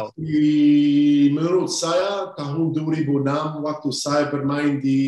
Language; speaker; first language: Indonesian; non-native, fluent; English